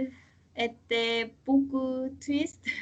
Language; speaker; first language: French; non-native, learner; Korean